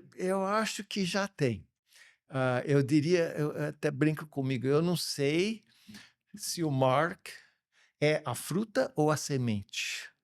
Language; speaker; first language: Portuguese; early bilingual, other home language; English